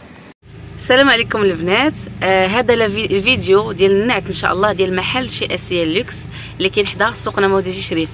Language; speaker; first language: Arabic; native; Arabic